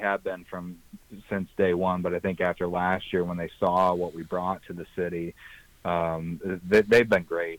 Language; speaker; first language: English; native; English